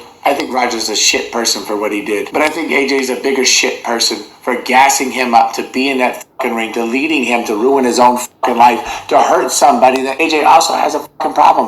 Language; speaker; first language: English; native; English